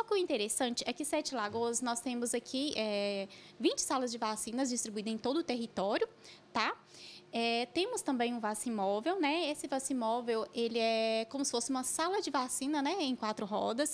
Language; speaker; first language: Portuguese; native; Portuguese